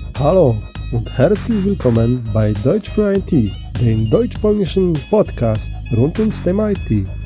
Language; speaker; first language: German; non-native, fluent; Polish